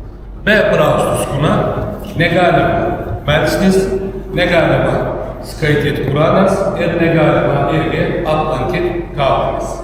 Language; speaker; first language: Lithuanian; non-native, learner; Turkish